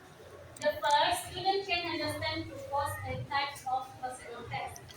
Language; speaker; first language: English; non-native, learner; Indonesian